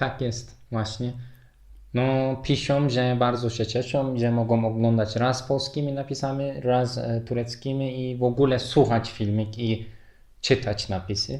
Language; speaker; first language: Polish; non-native, fluent; Turkish